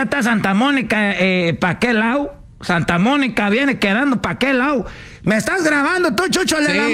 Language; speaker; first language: Spanish; native; Spanish